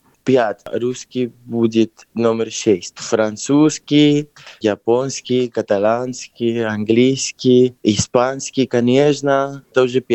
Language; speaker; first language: Russian; non-native, fluent; Spanish